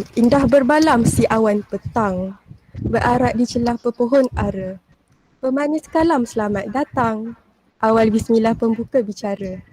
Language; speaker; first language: Malay; native; Malay